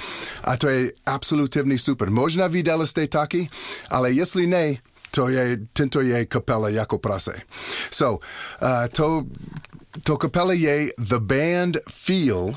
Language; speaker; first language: Czech; non-native, learner; English